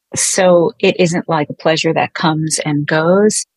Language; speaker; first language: English; native; English